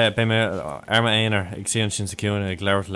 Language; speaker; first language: Irish; non-native, local second language; English